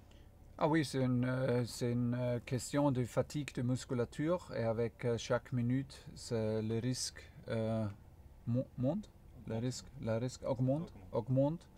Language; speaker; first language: French; non-native, fluent; German